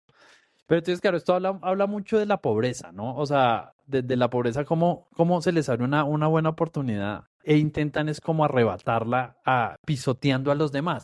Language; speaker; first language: Spanish; native; Spanish